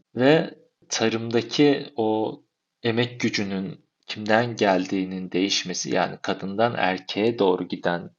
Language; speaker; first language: Turkish; native; Turkish